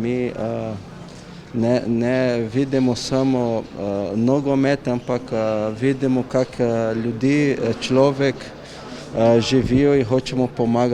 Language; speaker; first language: Slovenian; non-native, learner; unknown